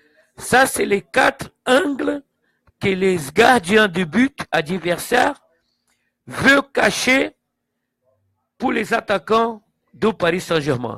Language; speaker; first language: French; non-native, fluent; Portuguese